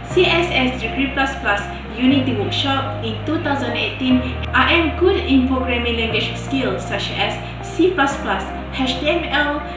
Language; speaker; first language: English; non-native, local second language; Malay